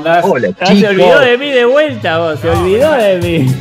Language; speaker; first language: Spanish; native; Spanish